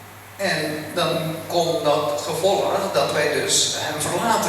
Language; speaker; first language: Dutch; early bilingual, other home language; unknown